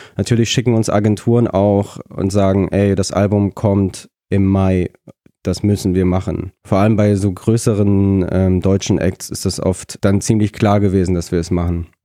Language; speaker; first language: German; early bilingual, other home language; Russian